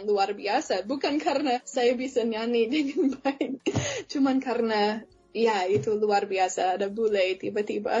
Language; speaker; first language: Indonesian; non-native, fluent; English